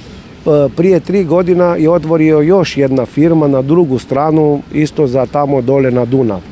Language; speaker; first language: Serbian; non-native, learner; Romanian